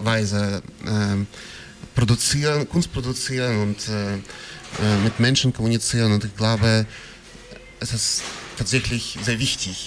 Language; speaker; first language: German; non-native, fluent; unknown